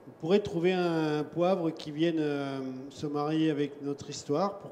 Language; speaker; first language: French; native; French